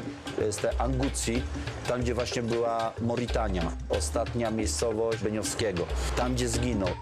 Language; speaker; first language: Polish; native; Polish